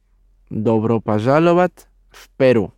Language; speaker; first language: Russian; non-native, learner; Spanish